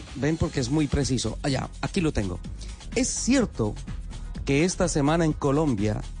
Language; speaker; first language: Spanish; native; Spanish